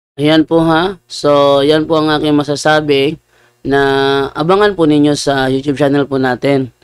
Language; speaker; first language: Filipino; native; Filipino